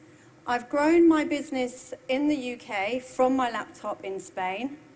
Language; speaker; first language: English; native; English